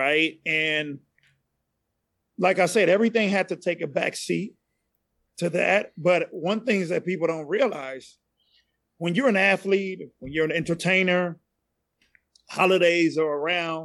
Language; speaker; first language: English; non-native, fluent; Spanish